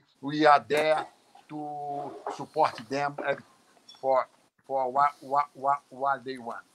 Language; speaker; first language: English; non-native, learner; Portuguese